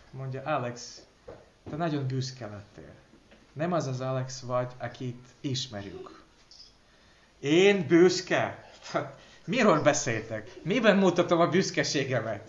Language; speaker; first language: Hungarian; non-native, fluent; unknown